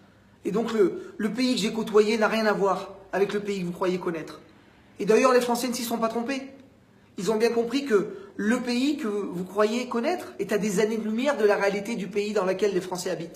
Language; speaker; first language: French; native; French